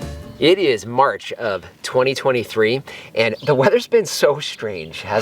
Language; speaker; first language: English; native; English